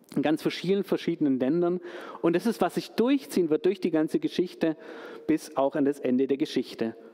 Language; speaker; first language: German; native; German